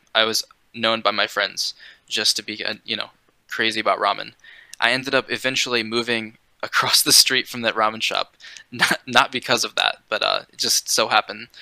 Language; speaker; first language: English; native; English